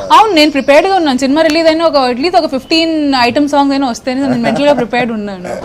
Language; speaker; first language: Telugu; non-native, local second language; Hindi